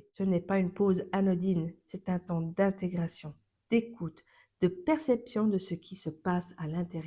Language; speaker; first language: French; native; French